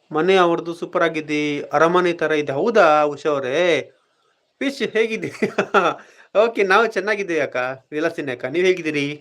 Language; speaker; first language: Kannada; non-native, local second language; Tulu